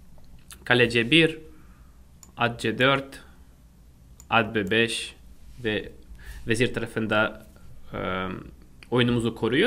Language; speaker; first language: Turkish; non-native, fluent; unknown